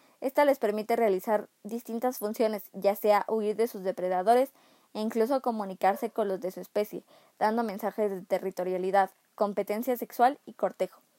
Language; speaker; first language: Spanish; native; Spanish